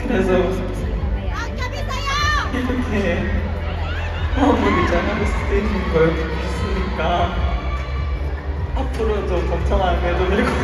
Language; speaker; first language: Korean; non-native, learner; Filipino